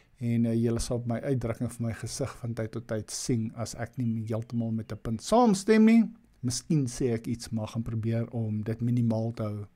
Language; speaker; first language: Afrikaans; non-native, local second language; English